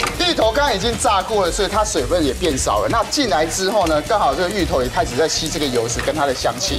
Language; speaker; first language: Chinese; native; Chinese